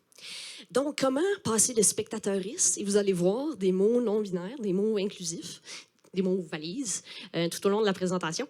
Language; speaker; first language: French; native; French